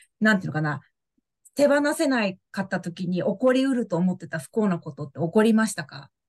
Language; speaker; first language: Japanese; native; Japanese